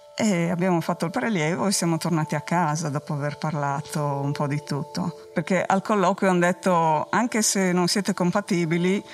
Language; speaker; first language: Italian; non-native, local second language; Friulian